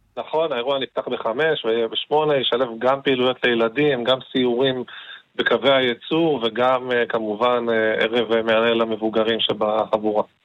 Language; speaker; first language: Hebrew; native; Hebrew